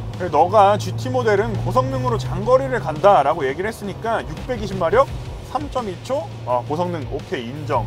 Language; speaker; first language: Korean; native; Korean